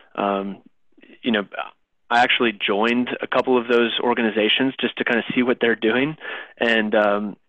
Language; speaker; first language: English; native; English